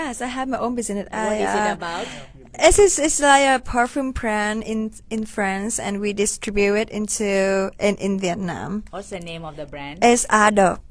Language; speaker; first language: English; non-native, fluent; Vietnamese